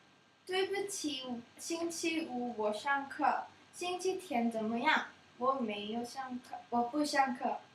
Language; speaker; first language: Chinese; non-native, learner; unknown